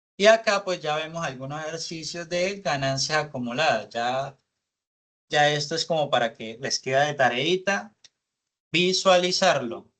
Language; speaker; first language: Spanish; native; Spanish